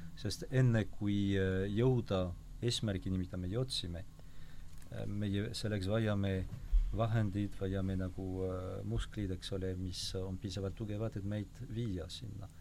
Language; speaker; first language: Estonian; non-native, fluent; French